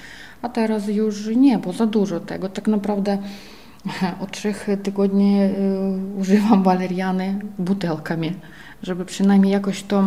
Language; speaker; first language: Polish; non-native, fluent; Ukrainian